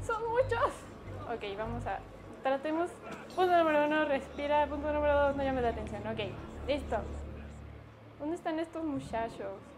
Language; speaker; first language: Spanish; native; Spanish